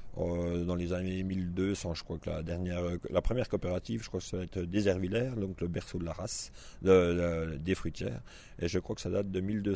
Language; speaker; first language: French; native; French